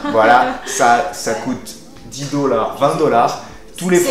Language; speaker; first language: French; native; French